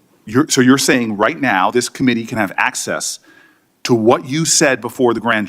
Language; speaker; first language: English; native; English